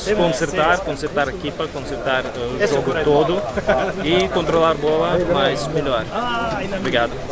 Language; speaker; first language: Portuguese; non-native, fluent; Russian